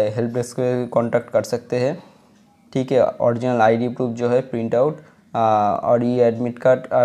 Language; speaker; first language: Hindi; non-native, local second language; Bangla